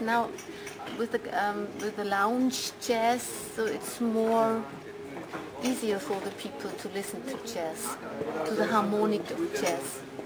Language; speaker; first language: English; non-native, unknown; German